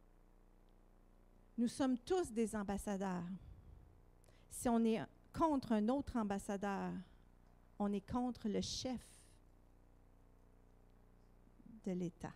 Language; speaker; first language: French; native; French